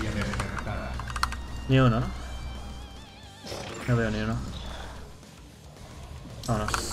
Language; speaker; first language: Spanish; native; Spanish